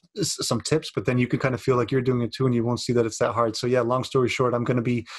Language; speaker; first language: English; native; English